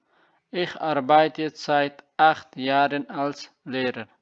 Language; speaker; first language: German; non-native, learner; Pashto